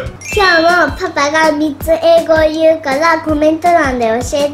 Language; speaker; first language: Japanese; early bilingual, heritage; Japanese